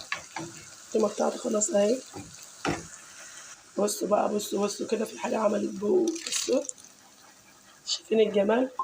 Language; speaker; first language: Arabic; native; Arabic